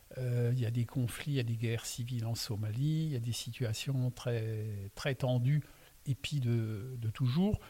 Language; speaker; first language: French; non-native, local second language; Swiss German